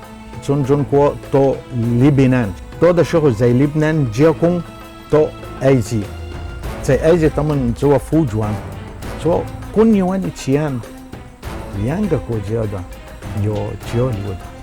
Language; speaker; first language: Chinese; non-native, fluent; Arabic